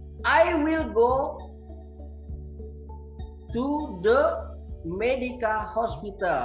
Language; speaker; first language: English; non-native, learner; Indonesian